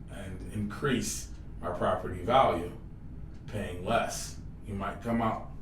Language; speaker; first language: English; native; English